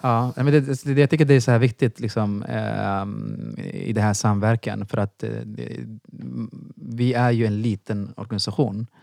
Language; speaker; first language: Swedish; non-native, fluent; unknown